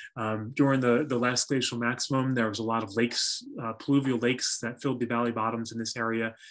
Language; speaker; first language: English; native; English